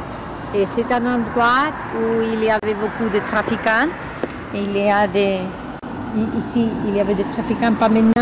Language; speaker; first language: French; non-native, learner; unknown